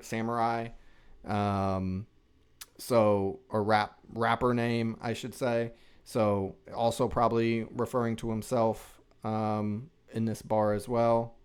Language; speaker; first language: English; native; English